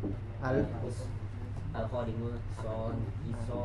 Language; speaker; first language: Arabic; non-native, learner; Indonesian